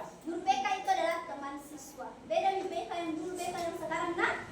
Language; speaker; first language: Indonesian; native; Indonesian